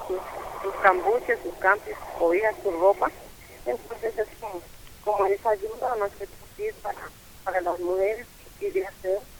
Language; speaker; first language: Spanish; native; Spanish